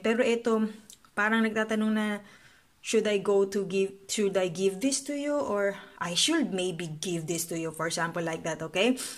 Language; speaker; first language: English; non-native, local second language; Filipino